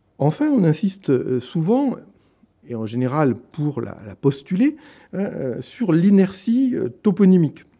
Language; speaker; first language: French; native; French